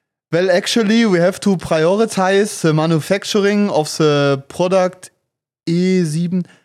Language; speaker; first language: English; non-native, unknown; German